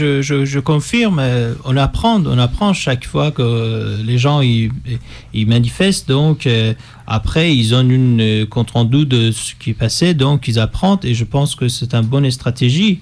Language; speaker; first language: French; non-native, fluent; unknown